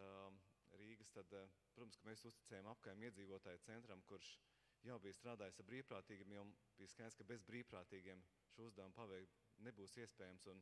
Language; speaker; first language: Latvian; native; Latvian